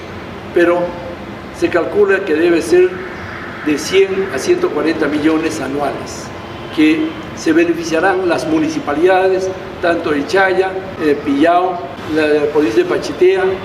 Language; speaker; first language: Spanish; native; Spanish